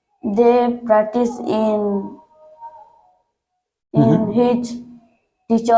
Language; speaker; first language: English; non-native, learner; Hindi